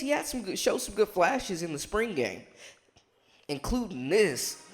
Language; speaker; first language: English; native; English